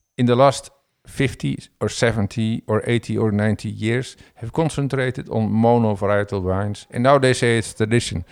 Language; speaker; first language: English; non-native, fluent; Dutch